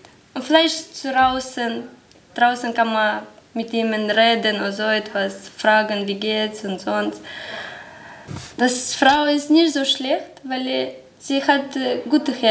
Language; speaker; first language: German; non-native, learner; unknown